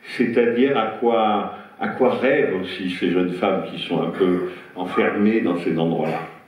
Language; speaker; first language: French; native; French